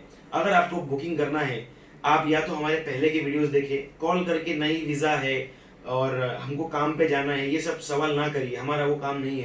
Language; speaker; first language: Hindi; native; Hindi